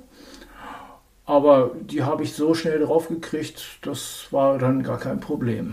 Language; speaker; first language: German; native; German